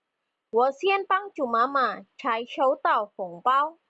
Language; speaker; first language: Chinese; non-native, fluent; Indonesian